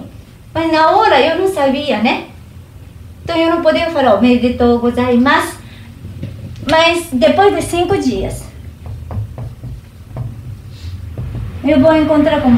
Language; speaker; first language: Portuguese; non-native, learner; Japanese